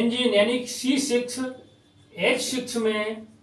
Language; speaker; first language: Hindi; native; Hindi